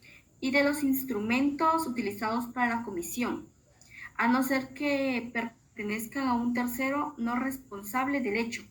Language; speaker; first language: Spanish; native; Spanish